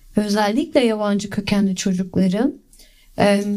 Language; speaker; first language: Turkish; early bilingual, heritage; Turkish